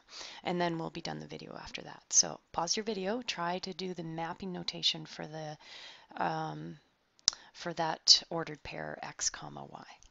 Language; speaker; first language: English; native; English